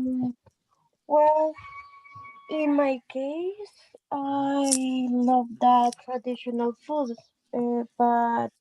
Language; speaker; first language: English; non-native, learner; Spanish